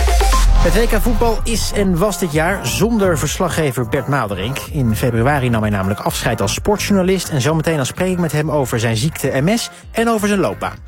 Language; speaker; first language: Dutch; native; Dutch